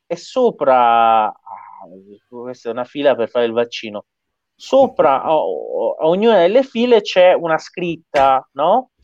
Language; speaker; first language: Italian; non-native, fluent; Persian